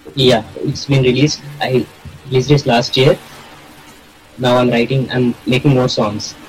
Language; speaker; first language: English; non-native, local second language; Kannada